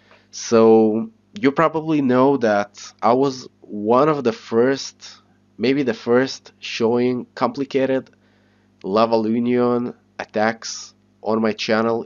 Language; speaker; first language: English; non-native, fluent; Hebrew